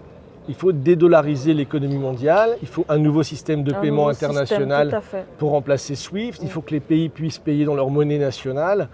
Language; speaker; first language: French; native; French